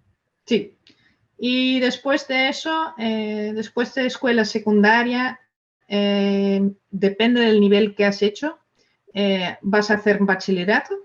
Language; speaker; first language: Spanish; non-native, fluent; Dutch